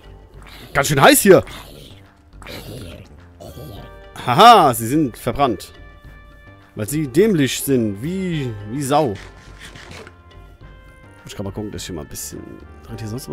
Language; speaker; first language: German; native; German